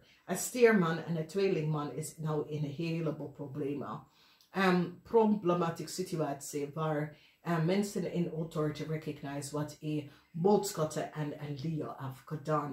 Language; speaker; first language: Dutch; non-native, learner; English